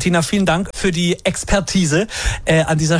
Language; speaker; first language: German; native; German